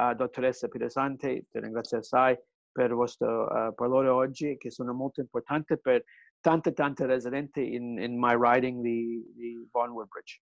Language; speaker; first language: Italian; early bilingual, heritage; Italian